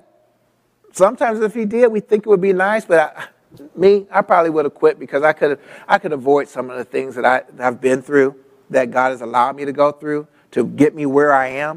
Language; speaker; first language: English; native; English